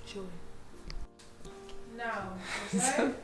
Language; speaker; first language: English; non-native, local second language; Hindi